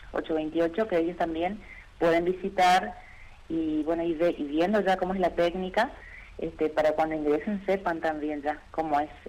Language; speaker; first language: Spanish; native; Spanish